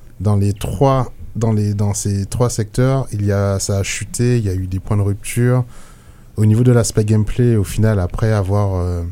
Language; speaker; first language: French; native; French